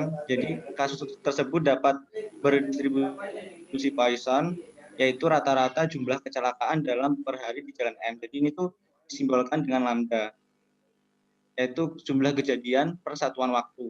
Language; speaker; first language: Indonesian; native; Indonesian